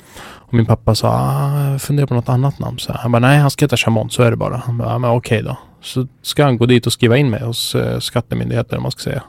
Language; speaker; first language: Swedish; early bilingual, other home language; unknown